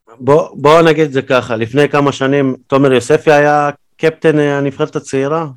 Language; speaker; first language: Hebrew; early bilingual, other home language; Russian